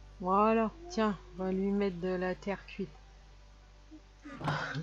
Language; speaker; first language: French; native; French